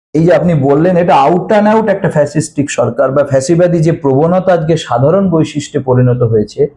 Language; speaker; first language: Bangla; native; Bangla